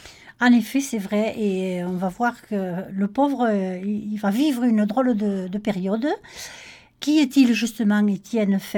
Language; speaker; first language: French; native; French